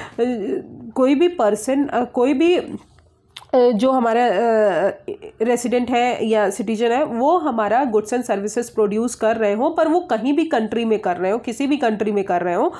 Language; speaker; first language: Hindi; native; Hindi